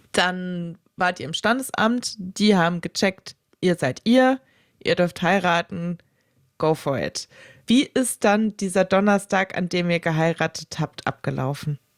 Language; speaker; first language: German; native; German